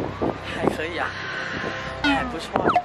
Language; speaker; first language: Chinese; non-native, learner; Thai